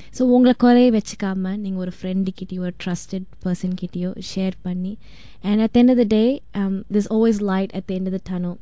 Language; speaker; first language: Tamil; early bilingual, heritage; Tamil